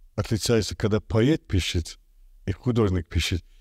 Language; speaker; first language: Russian; non-native, local second language; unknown